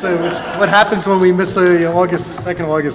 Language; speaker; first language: English; native; English